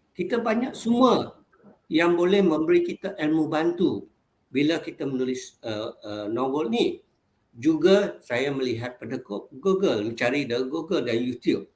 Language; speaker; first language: Malay; non-native, local second language; Chinese